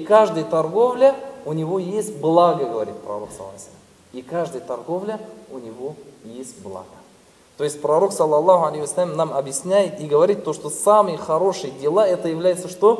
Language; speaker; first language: Russian; non-native, fluent; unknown